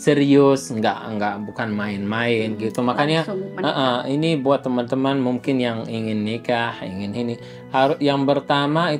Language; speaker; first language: Indonesian; non-native, fluent; Arabic